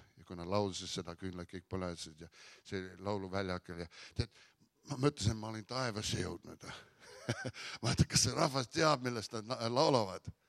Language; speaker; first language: Estonian; early bilingual, heritage; Estonian